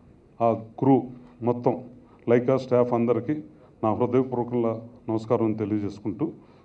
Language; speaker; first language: Telugu; native; Telugu